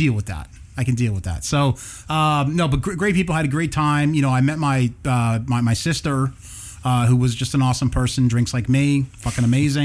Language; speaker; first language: English; native; English